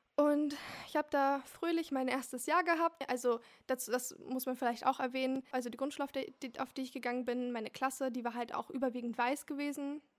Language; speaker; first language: German; early bilingual, other home language; Turkish